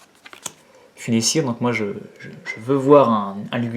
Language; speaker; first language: French; native; French